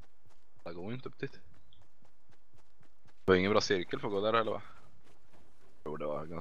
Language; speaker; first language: Swedish; native; Swedish